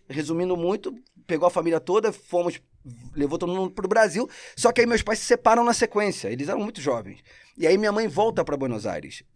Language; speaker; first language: Portuguese; non-native, local second language; Spanish